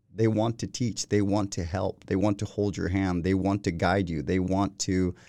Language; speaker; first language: English; non-native, fluent; Spanish